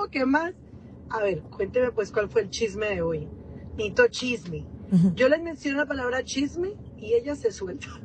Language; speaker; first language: Spanish; native; Spanish